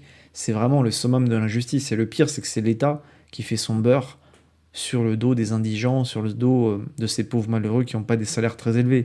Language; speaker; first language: French; native; French